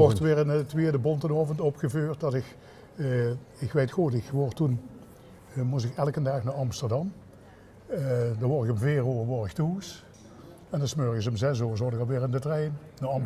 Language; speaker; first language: Dutch; native; Dutch